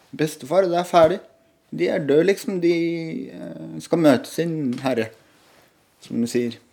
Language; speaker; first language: Norwegian; native; Norwegian